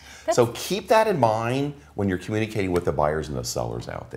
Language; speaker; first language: English; native; English